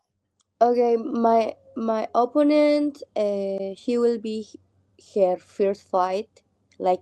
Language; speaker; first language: English; non-native, learner; Spanish